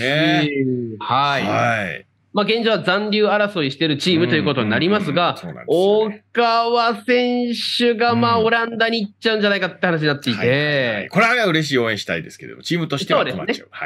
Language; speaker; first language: Japanese; native; Japanese